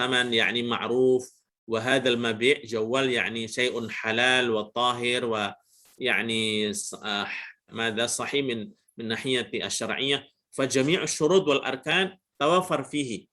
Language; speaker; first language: Arabic; non-native, fluent; Indonesian